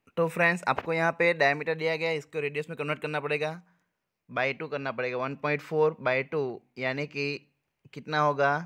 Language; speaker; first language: Hindi; non-native, local second language; Gujarati